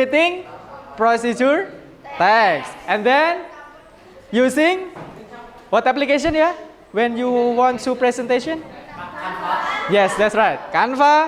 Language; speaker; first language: English; non-native, learner; Indonesian